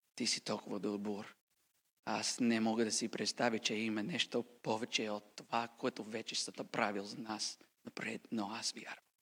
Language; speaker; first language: Bulgarian; non-native, fluent; English